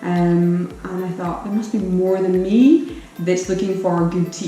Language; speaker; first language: English; native; English